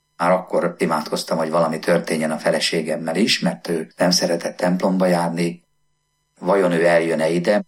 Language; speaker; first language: Hungarian; native; Hungarian